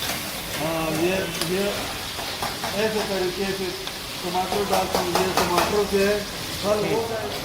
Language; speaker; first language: Hindi; non-native, local second language; Pashto